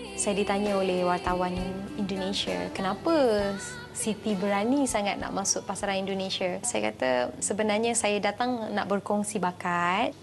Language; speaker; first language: Malay; native; Malay